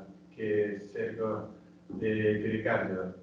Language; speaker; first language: Spanish; non-native, learner; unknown